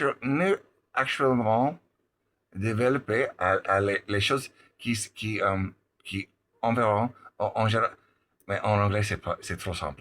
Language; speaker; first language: French; non-native, learner; English